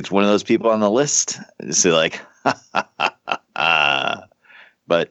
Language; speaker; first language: English; native; English